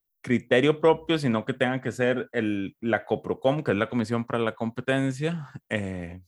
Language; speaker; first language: Spanish; native; Spanish